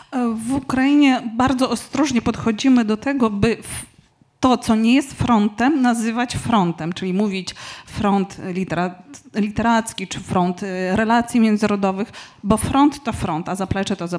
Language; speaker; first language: Ukrainian; non-native, fluent; Polish